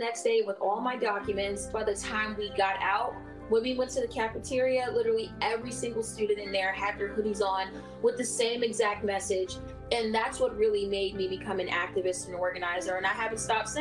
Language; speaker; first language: English; native; English